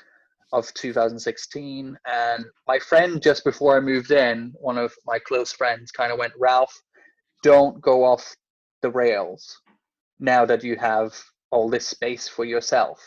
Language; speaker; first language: English; non-native, fluent; Danish